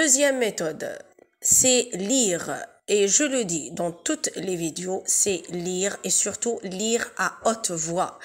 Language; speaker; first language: French; non-native, local second language; Arabic